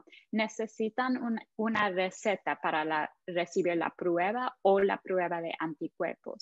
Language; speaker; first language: Spanish; non-native, fluent; English